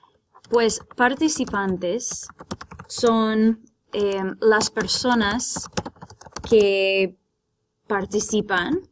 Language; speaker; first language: Spanish; non-native, fluent; English